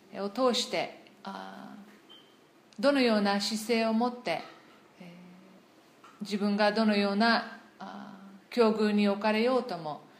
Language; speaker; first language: Japanese; non-native, fluent; English